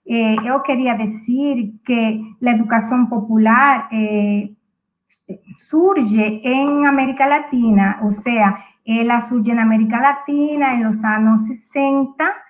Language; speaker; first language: Portuguese; non-native, fluent; Spanish